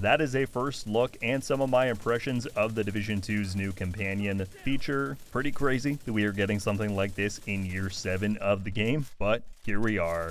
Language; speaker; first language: English; native; English